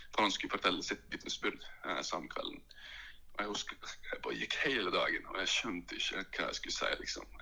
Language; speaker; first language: Norwegian; early bilingual, other home language; Latvian